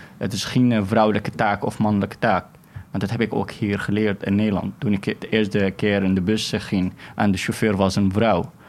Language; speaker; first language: Dutch; non-native, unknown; Arabic